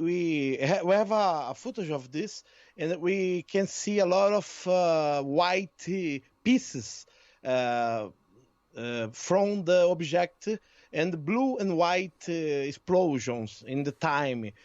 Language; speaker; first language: English; non-native, learner; Portuguese